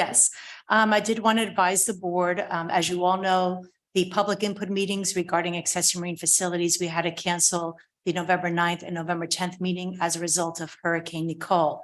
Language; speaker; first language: English; native; English